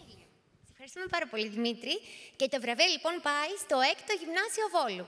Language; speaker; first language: Greek; native; Greek